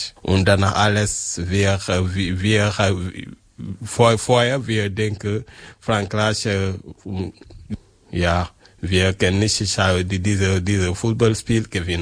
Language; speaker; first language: German; non-native, learner; French